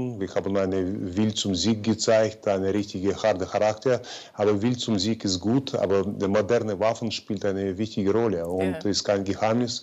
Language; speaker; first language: German; non-native, fluent; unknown